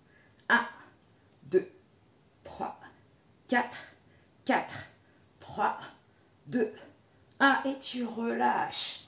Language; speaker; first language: French; native; French